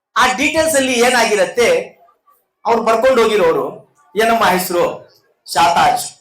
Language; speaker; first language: Kannada; non-native, local second language; Urdu